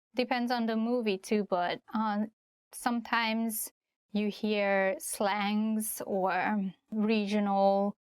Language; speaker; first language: English; non-native, fluent; Hungarian